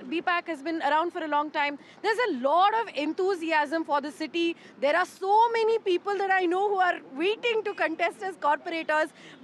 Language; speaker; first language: English; non-native, local second language; Kannada